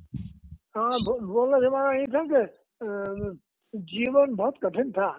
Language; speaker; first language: Hindi; native; Hindi